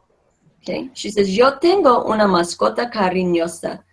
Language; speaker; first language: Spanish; non-native, fluent; English